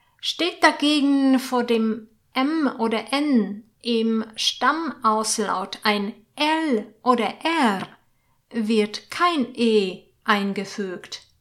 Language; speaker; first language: German; non-native, fluent; Polish